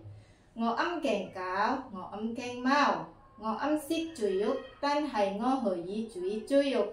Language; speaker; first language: Cantonese; non-native, learner; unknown